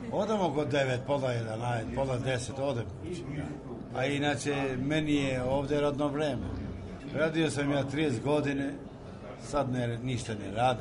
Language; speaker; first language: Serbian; non-native, local second language; Albanian